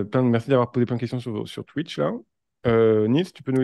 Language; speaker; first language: French; native; French